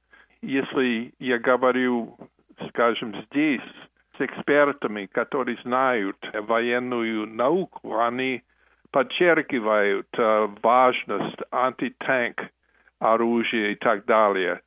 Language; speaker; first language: Russian; non-native, fluent; English